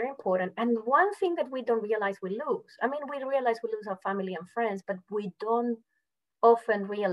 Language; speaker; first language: English; non-native, fluent; Spanish